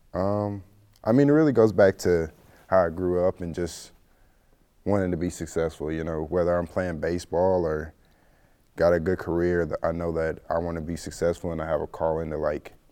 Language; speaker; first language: English; native; English